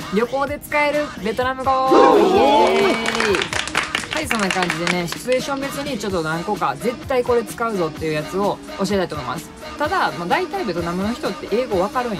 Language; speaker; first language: Japanese; early bilingual, other home language; Vietnamese